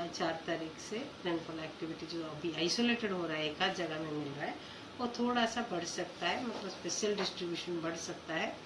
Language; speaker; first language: Hindi; non-native, local second language; Gujarati